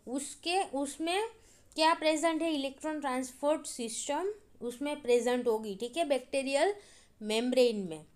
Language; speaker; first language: Hindi; non-native, local second language; Gujarati